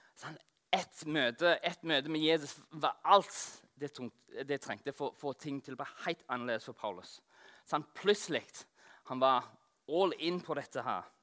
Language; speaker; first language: Norwegian; non-native, fluent; English